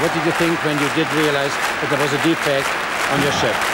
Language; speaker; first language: English; non-native, fluent; German